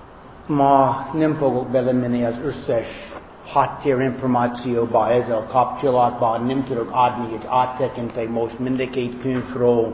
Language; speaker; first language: Hungarian; non-native, fluent; English